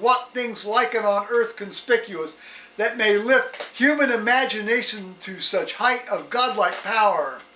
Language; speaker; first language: English; native; English